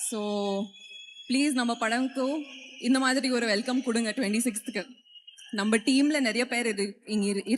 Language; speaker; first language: Tamil; non-native, learner; Kannada